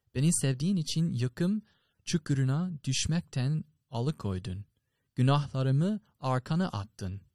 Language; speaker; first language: Turkish; non-native, fluent; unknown